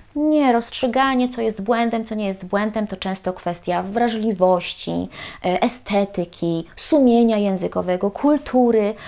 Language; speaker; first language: Polish; native; Polish